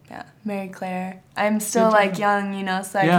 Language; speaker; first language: English; native; English